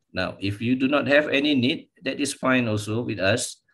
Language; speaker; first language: English; non-native, local second language; Malay